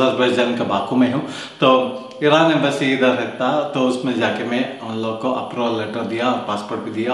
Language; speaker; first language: Hindi; non-native, local second language; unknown